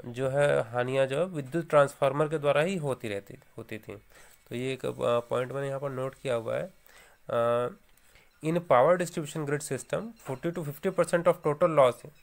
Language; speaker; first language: Hindi; native; Hindi